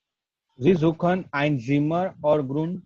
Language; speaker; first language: German; non-native, learner; Gujarati